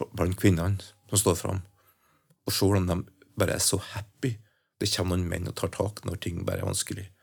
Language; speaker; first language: Norwegian; native; Norwegian